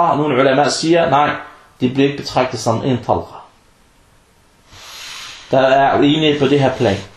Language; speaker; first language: Danish; non-native, fluent; Arabic